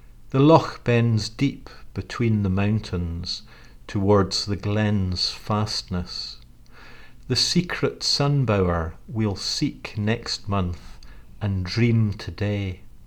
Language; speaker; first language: English; native; English